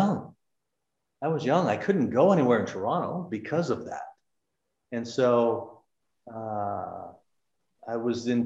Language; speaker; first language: English; native; English